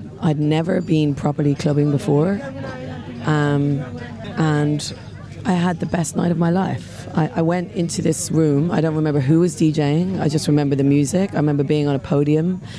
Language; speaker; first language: English; native; English